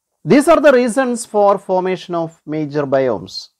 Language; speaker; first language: English; non-native, local second language; Malayalam